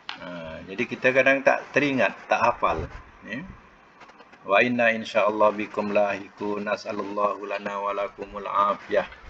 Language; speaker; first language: Malay; native; Malay